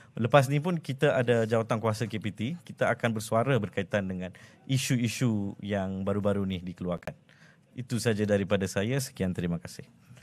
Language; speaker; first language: Malay; non-native, local second language; Tamil